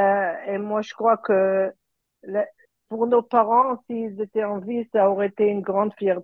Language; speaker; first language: French; early bilingual, heritage; French